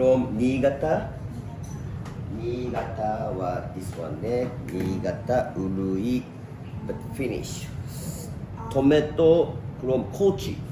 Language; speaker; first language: English; non-native, learner; Japanese